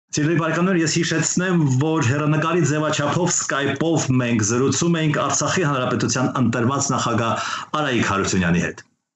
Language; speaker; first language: Armenian; native; Armenian